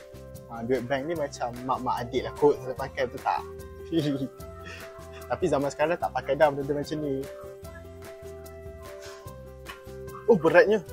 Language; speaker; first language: Malay; native; Malay